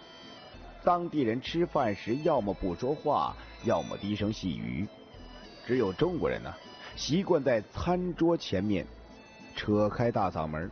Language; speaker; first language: Chinese; native; Chinese